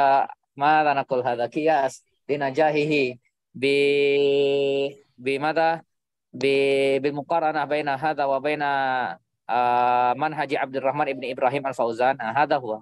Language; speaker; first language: Arabic; non-native, fluent; Indonesian